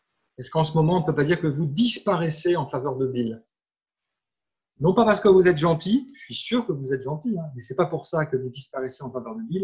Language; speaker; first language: French; native; French